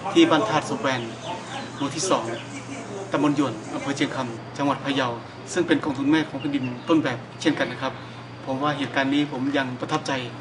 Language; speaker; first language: Thai; native; Thai